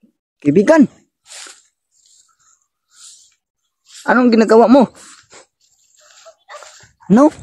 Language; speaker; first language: Filipino; non-native, local second language; Cebuano